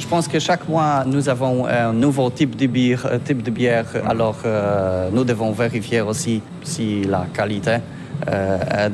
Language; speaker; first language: French; non-native, learner; Polish